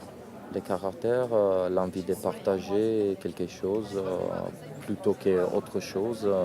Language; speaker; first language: French; non-native, fluent; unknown